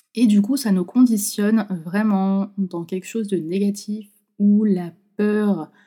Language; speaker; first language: French; native; French